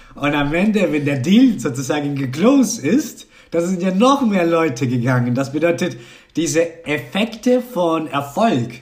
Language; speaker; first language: German; non-native, fluent; Spanish